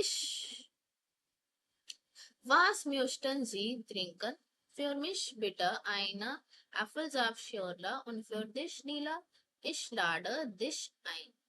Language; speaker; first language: German; non-native, fluent; Hindi